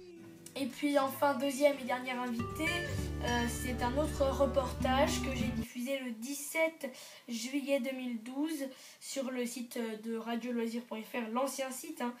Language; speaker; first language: French; native; French